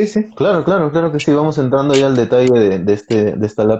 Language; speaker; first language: Spanish; native; Spanish